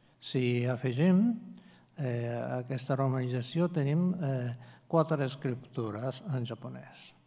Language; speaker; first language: Catalan; non-native, fluent; Japanese